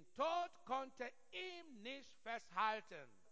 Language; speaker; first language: German; non-native, learner; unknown